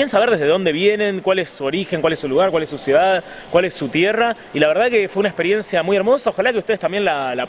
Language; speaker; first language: Spanish; native; Spanish